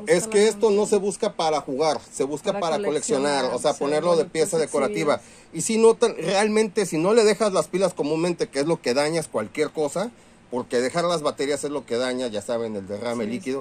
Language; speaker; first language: Spanish; native; Spanish